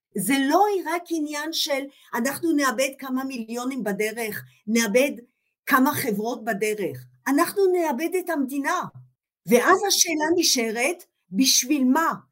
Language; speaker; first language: Hebrew; non-native, fluent; French